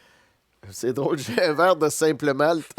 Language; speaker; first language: French; native; French